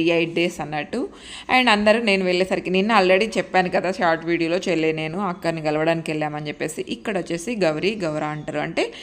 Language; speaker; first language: Telugu; non-native, local second language; Lambadi